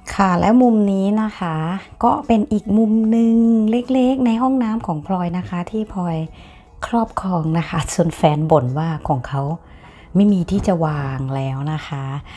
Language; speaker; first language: Thai; native; Thai